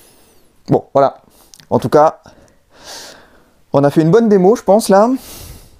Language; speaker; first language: French; native; French